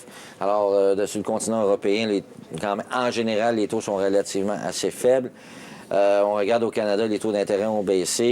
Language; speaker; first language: French; native; French